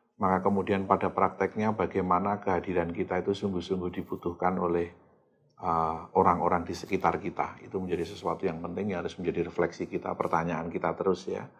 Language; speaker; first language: Indonesian; native; Indonesian